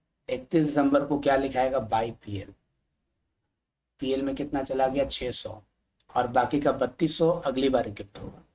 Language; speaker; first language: Hindi; native; Hindi